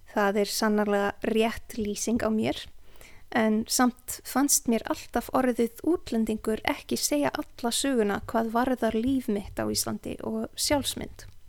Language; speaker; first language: Icelandic; non-native, fluent; Serbian